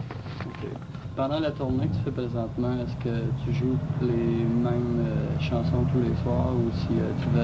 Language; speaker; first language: French; native; French